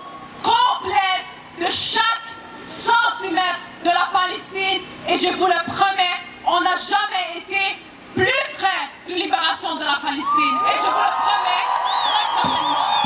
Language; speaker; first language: French; native; French